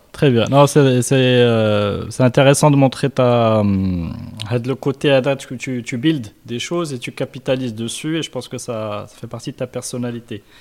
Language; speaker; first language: French; non-native, local second language; Arabic